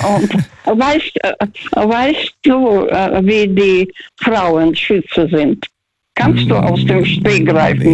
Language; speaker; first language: German; non-native, fluent; Russian